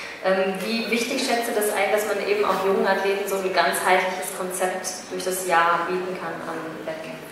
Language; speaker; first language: German; native; German